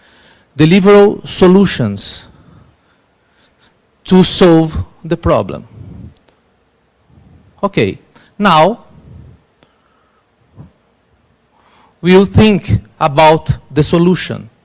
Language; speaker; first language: English; non-native, learner; Portuguese